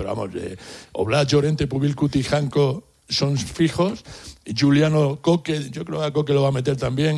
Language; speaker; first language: Spanish; native; Spanish